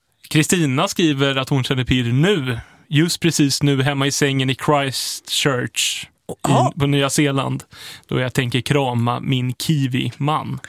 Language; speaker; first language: Swedish; native; Swedish